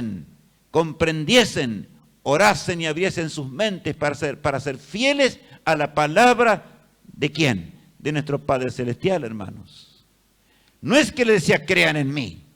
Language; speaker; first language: Spanish; native; Spanish